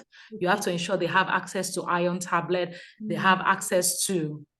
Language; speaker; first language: English; non-native, local second language; Yoruba